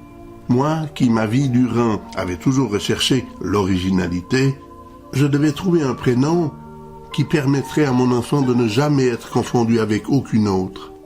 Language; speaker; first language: French; native; French